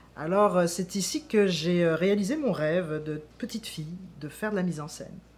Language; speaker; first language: French; native; French